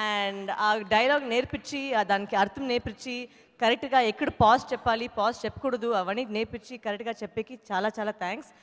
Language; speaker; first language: Telugu; non-native, fluent; Tamil